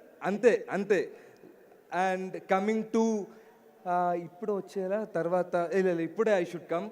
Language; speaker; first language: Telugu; non-native, learner; Malayalam